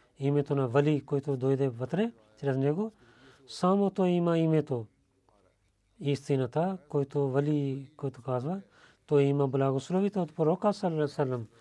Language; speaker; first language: Bulgarian; non-native, learner; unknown